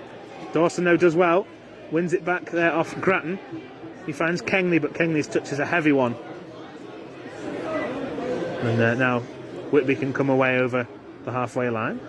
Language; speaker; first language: English; native; English